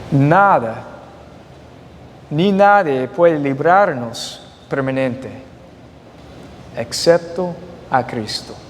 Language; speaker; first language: Spanish; non-native, fluent; English